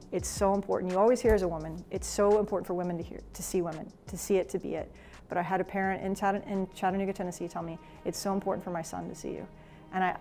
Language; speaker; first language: English; native; English